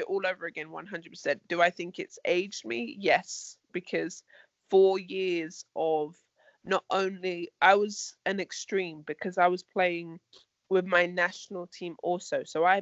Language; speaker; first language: English; native; English